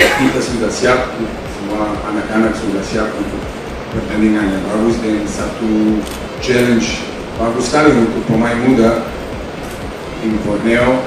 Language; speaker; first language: Indonesian; non-native, fluent; Serbian